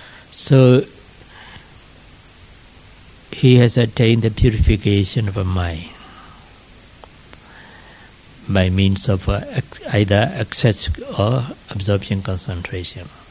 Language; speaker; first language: English; non-native, fluent; Burmese